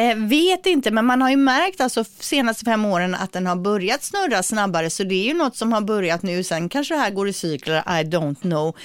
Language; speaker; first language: Swedish; native; Swedish